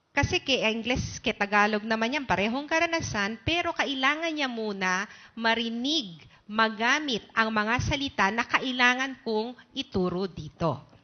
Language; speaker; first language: Filipino; native; Filipino